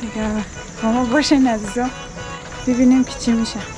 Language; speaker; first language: Persian; native; Persian